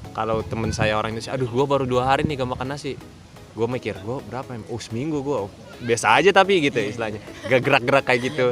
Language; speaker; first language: Indonesian; early bilingual, heritage; Indonesian